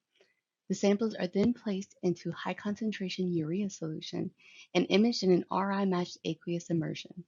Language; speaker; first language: English; native; English